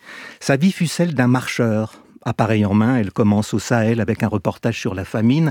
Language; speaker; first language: French; native; French